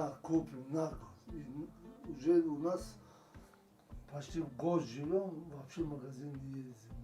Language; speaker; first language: Russian; non-native, local second language; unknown